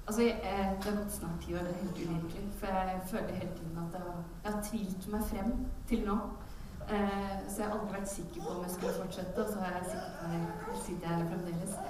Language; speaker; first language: Norwegian; early bilingual, other home language; Urdu